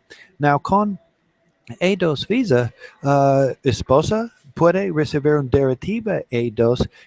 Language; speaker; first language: Spanish; non-native, learner; English